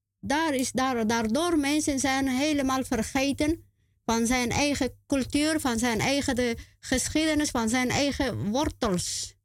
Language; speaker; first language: Dutch; non-native, learner; Spanish